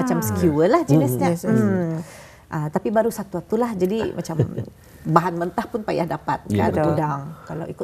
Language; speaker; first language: Malay; native; Malay